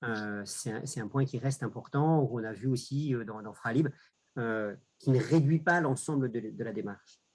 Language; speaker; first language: French; native; French